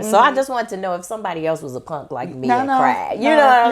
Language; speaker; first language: English; native; English